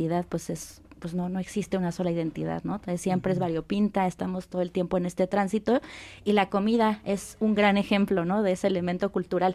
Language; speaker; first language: Spanish; native; Spanish